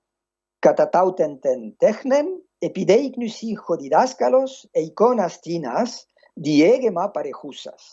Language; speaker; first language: Greek; non-native, fluent; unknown